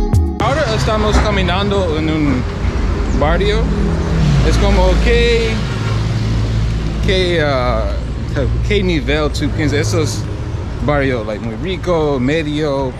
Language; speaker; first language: Spanish; non-native, learner; English